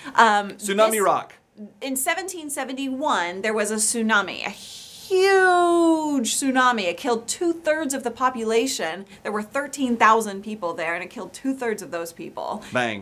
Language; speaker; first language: English; native; English